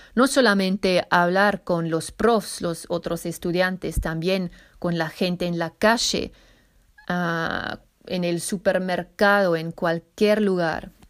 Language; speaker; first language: Spanish; non-native, fluent; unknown